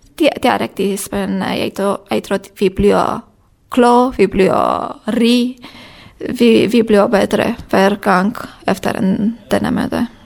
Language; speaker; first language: Danish; non-native, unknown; Romanian